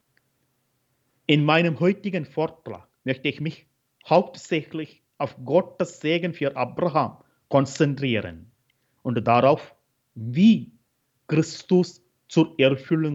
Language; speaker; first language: German; non-native, fluent; Malayalam